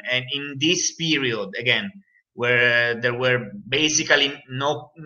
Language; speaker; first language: English; non-native, fluent; Italian